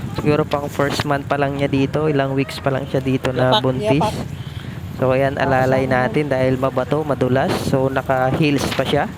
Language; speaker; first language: Filipino; native; Filipino